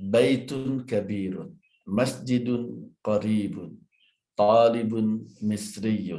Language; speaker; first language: Arabic; non-native, fluent; Indonesian